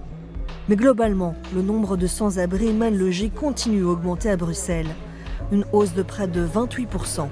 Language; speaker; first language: French; native; French